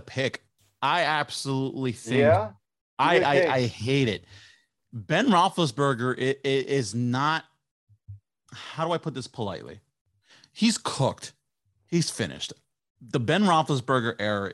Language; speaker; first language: English; native; English